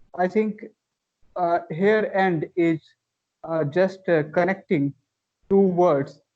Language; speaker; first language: English; non-native, learner; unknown